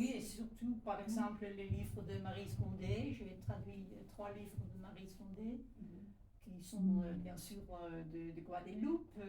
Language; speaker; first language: French; non-native, fluent; Dutch